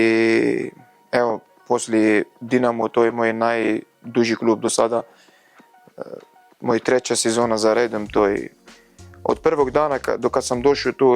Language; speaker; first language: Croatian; non-native, learner; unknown